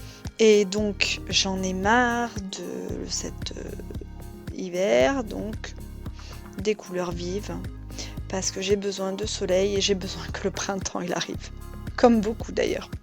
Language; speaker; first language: French; native; French